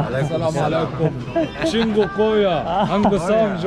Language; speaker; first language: Korean; non-native, learner; Arabic